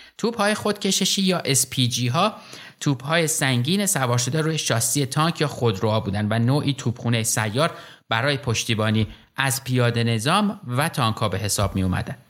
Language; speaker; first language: Persian; native; Persian